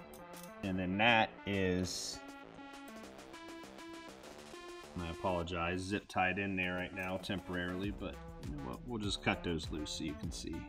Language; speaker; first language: English; native; English